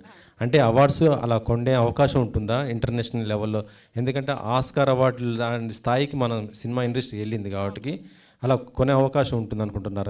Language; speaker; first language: Telugu; native; Telugu